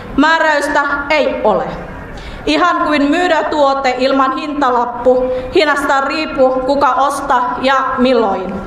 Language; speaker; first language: Finnish; non-native, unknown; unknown